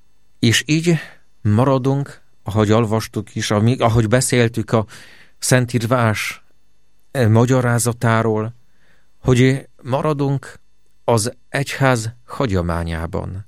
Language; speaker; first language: Hungarian; non-native, fluent; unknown